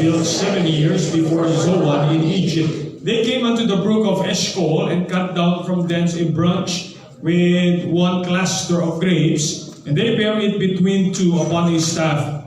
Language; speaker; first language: English; non-native, local second language; Filipino